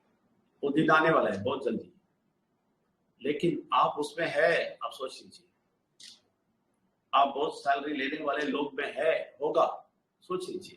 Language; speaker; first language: Hindi; non-native, local second language; Telugu